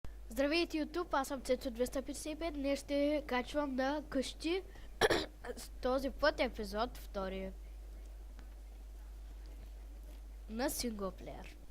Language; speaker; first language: Bulgarian; native; Bulgarian